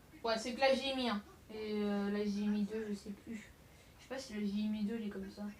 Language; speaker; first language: French; native; French